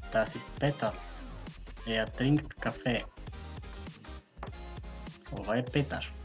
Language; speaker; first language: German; non-native, fluent; Macedonian